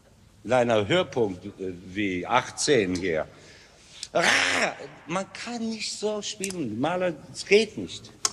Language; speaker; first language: German; non-native, learner; English